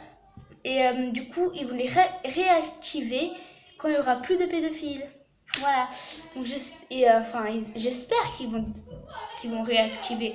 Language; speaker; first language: French; native; French